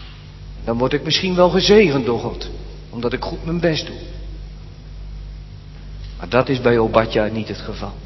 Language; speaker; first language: Dutch; native; Dutch